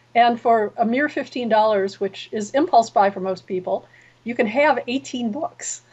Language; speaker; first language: English; native; English